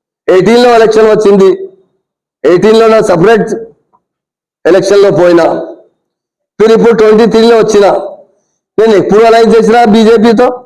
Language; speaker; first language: Telugu; non-native, local second language; Urdu